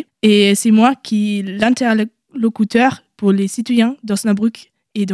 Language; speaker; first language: French; non-native, learner; German